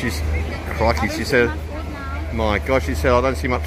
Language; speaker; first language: English; native; English